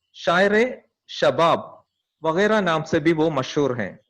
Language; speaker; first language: Hindi; non-native, local second language; Malayalam